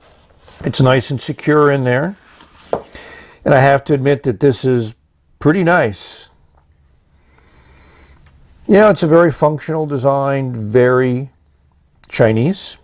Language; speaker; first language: English; native; English